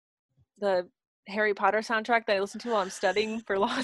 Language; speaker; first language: English; native; English